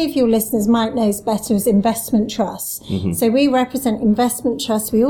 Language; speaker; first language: English; native; English